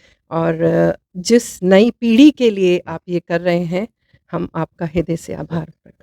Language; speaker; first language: Hindi; native; Hindi